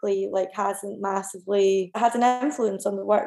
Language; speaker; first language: English; native; English